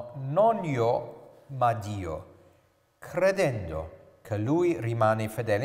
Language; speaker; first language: Italian; non-native, fluent; English